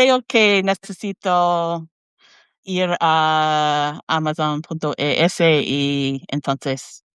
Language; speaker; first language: Spanish; non-native, learner; English